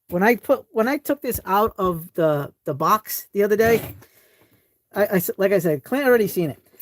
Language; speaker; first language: English; native; English